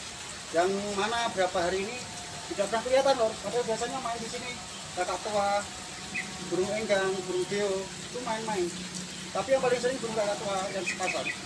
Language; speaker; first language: Indonesian; non-native, local second language; Javanese